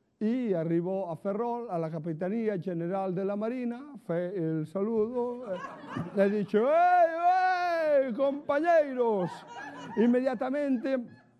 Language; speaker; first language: Italian; non-native, fluent; Galician